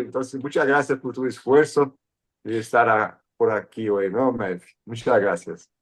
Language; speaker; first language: Spanish; non-native, fluent; Portuguese